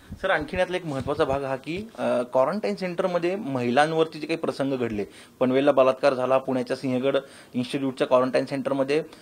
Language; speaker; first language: Marathi; native; Marathi